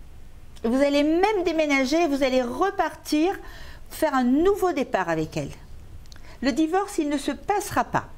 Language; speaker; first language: French; native; French